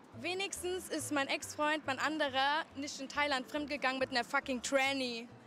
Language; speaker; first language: German; native; German